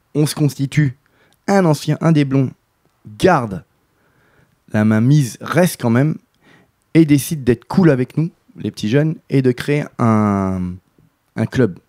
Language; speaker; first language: French; native; French